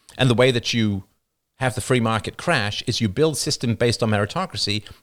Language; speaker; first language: English; native; English